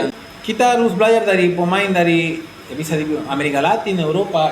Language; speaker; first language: Indonesian; non-native, fluent; Spanish